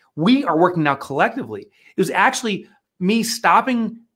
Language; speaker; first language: English; native; English